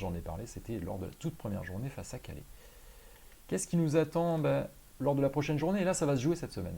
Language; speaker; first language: French; native; French